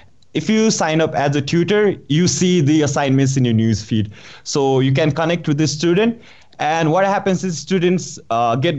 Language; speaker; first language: English; non-native, local second language; Nepali